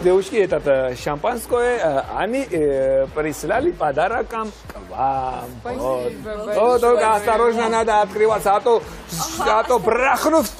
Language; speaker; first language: Russian; non-native, learner; Georgian